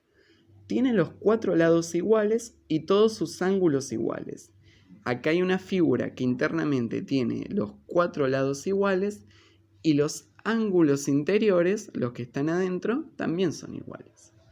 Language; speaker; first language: Spanish; native; Spanish